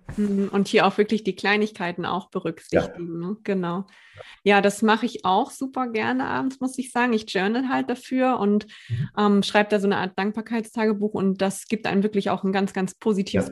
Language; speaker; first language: German; native; German